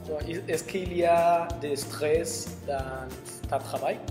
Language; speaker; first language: French; non-native, learner; Spanish